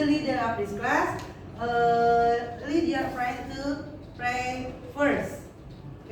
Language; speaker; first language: English; non-native, fluent; Indonesian